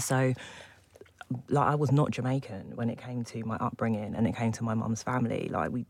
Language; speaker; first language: English; native; English